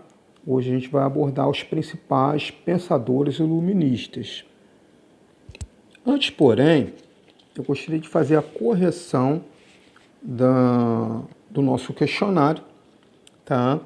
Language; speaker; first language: Portuguese; native; Portuguese